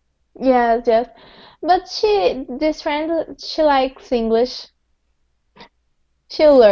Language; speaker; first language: English; non-native, fluent; Portuguese